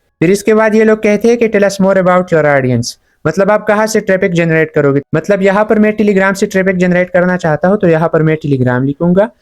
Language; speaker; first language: Urdu; non-native, local second language; Punjabi